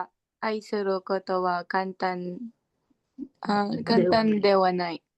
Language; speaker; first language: Japanese; non-native, learner; Filipino